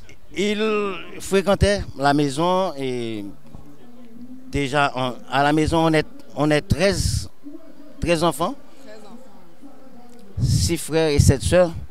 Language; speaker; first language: French; non-native, local second language; Haitian Creole